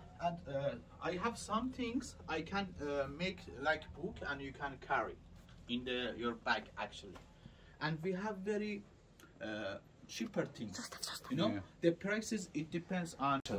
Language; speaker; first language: English; non-native, learner; Persian